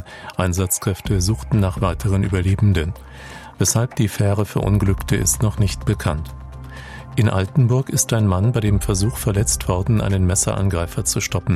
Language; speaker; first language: German; native; German